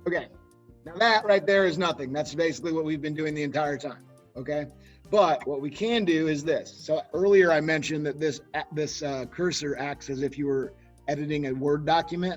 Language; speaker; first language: English; native; English